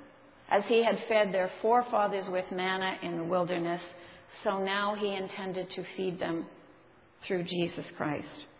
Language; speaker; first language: English; native; English